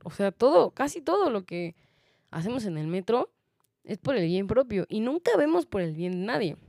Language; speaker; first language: Spanish; native; Spanish